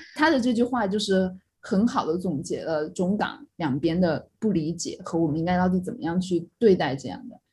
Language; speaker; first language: Chinese; native; Chinese